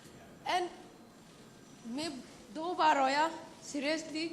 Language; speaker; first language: Hindi; non-native, local second language; Manipuri